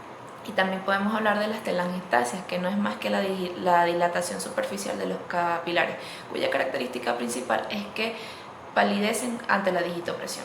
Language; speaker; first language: Spanish; native; Spanish